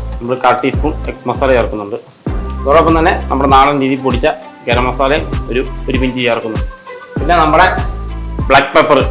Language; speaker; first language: Malayalam; native; Malayalam